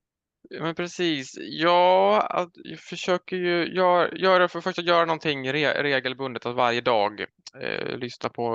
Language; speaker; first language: Swedish; native; Swedish